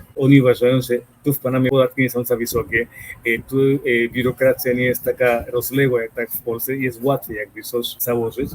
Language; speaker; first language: Polish; non-native, fluent; Spanish